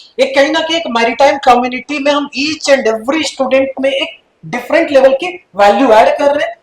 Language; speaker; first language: Hindi; native; Hindi